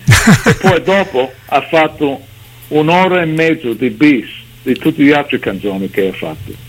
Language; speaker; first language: Italian; early bilingual, heritage; English